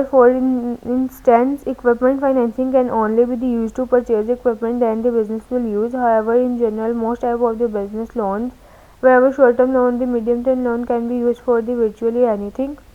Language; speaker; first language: English; non-native, local second language; Urdu